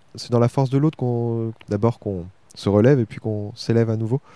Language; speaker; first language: French; native; French